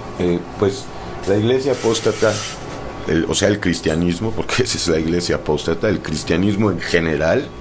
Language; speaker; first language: Spanish; native; Spanish